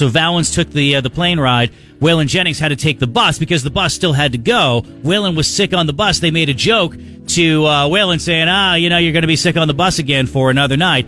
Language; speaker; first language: English; native; English